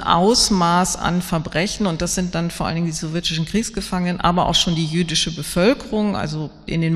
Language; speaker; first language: German; native; German